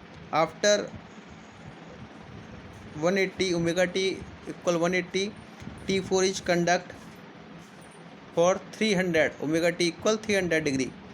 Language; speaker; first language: English; non-native, local second language; Hindi